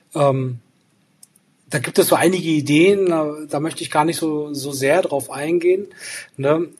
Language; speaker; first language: German; native; German